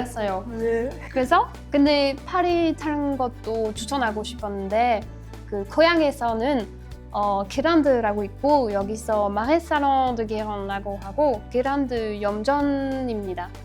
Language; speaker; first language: Korean; non-native, learner; French